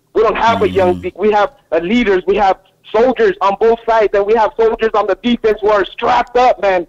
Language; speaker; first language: English; native; English